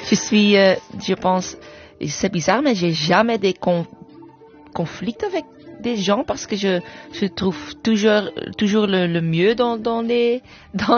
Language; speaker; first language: French; non-native, learner; English